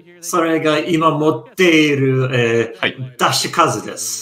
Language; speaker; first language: Japanese; non-native, learner; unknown